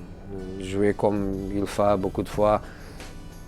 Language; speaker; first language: French; non-native, fluent; Portuguese